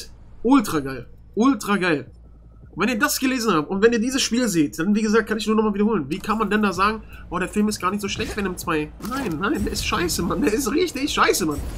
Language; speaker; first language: German; native; German